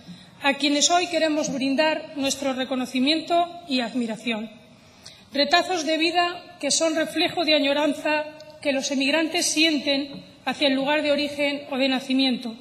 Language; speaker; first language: Spanish; native; Spanish